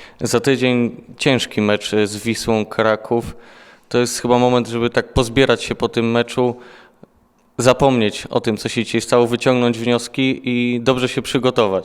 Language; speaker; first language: Polish; native; Polish